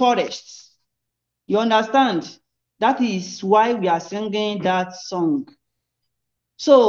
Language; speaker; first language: English; non-native, local second language; Yoruba